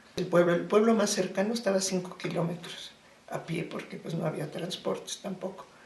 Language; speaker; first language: Spanish; early bilingual, other home language; German